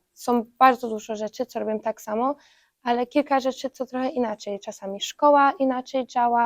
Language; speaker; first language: Polish; early bilingual, heritage; Polish